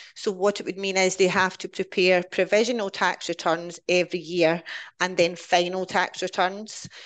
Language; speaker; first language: English; native; English